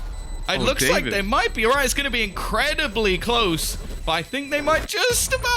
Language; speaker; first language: English; native; English